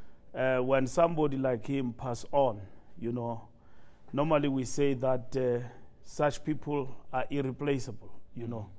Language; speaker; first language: English; non-native, local second language; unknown